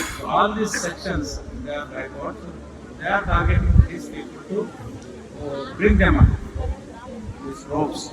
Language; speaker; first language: English; non-native, local second language; Telugu